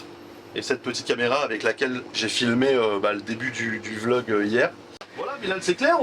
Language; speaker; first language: French; native; French